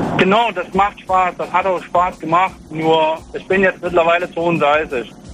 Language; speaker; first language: German; non-native, fluent; Hungarian